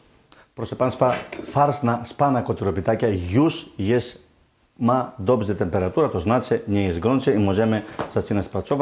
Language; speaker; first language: Polish; non-native, learner; Greek